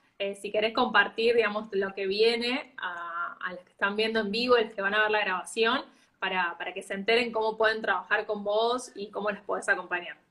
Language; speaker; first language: Spanish; native; Spanish